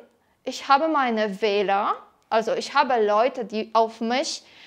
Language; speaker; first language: German; non-native, fluent; Polish